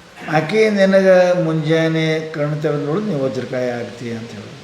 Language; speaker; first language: Kannada; native; Kannada